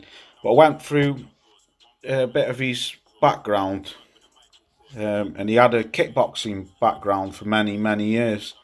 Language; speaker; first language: English; native; English